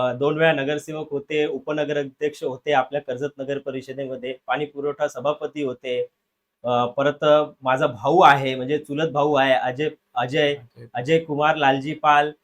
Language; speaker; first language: Marathi; non-native, local second language; Hindi